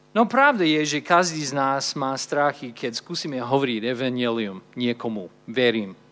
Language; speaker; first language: Slovak; non-native, fluent; English